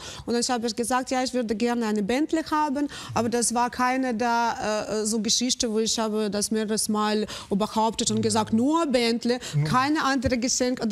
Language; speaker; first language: German; non-native, fluent; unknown